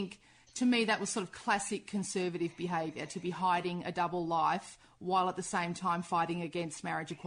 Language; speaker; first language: English; native; English